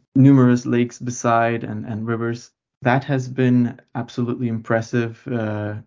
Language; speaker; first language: English; non-native, fluent; Lithuanian